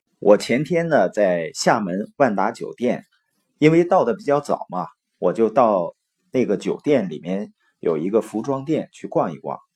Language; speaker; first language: Chinese; native; Chinese